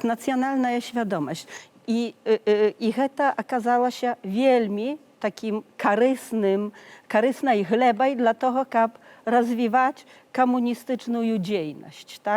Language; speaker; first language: Polish; non-native, learner; Belarusian